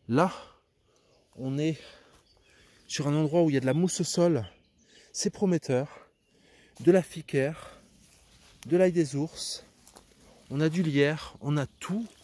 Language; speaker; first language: French; native; French